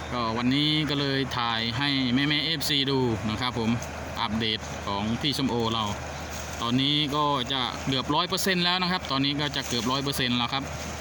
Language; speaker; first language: Thai; non-native, local second language; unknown